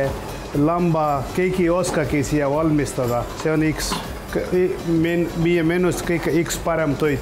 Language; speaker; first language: Estonian; non-native, learner; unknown